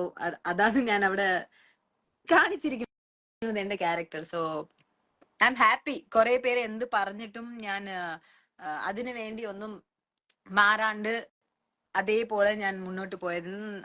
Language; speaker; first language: Malayalam; early bilingual, heritage; Malayalam